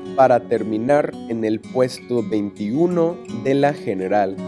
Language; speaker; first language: Spanish; non-native, fluent; English